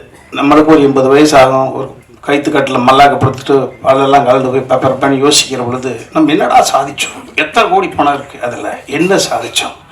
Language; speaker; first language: Tamil; native; Tamil